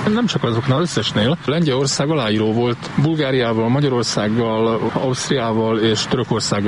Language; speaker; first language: Hungarian; native; Hungarian